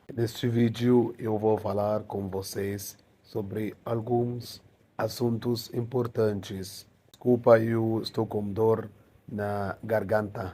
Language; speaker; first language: Portuguese; non-native, fluent; Arabic